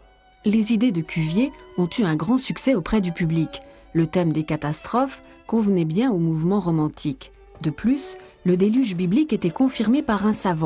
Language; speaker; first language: French; native; French